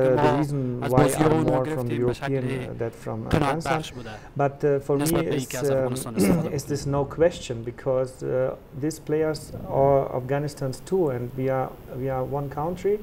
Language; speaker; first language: English; non-native, fluent; German